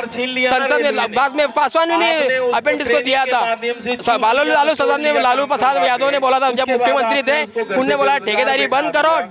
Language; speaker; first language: Hindi; non-native, local second language; Marathi